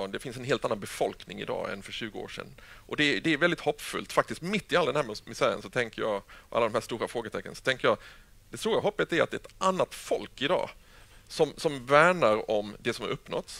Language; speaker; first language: Swedish; native; Swedish